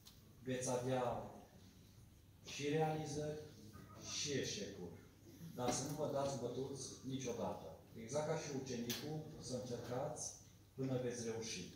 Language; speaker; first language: Romanian; native; Romanian